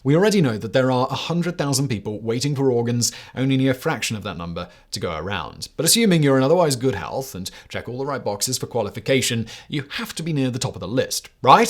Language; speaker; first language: English; native; English